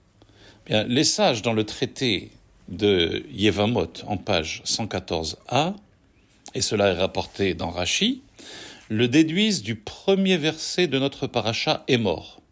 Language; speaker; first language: French; native; French